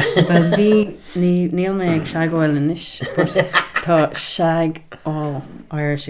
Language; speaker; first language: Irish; non-native, local second language; English